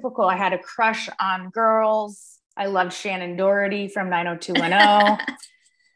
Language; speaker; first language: English; native; English